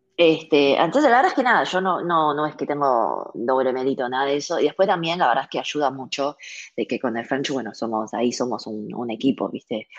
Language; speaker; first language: Spanish; early bilingual, other home language; Chinese